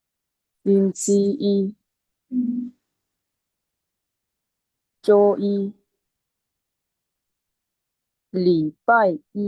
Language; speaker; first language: Chinese; non-native, learner; Lao